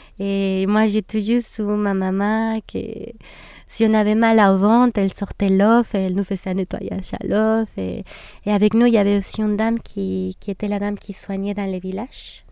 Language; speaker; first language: French; non-native, fluent; Spanish